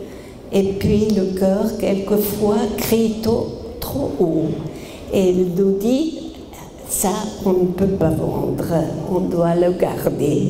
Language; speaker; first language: French; non-native, fluent; German